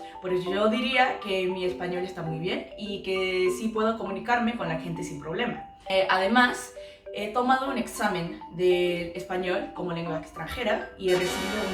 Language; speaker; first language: Spanish; non-native, fluent; Korean